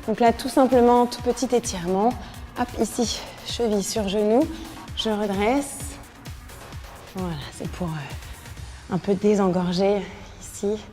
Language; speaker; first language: French; native; French